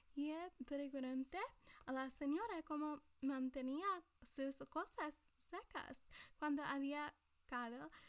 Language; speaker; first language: Spanish; non-native, learner; English